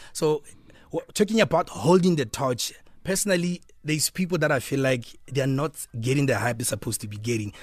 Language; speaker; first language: English; non-native, local second language; Tswana